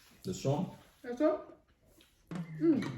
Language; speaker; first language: Dutch; non-native, learner; Thai